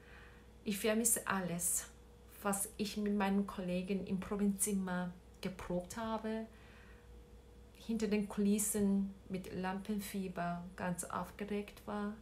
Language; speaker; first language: German; non-native, learner; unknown